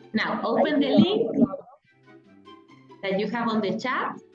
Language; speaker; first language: English; non-native, fluent; Spanish